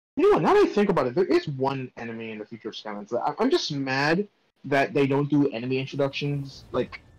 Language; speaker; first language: English; native; English